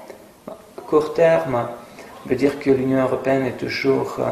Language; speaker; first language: French; non-native, fluent; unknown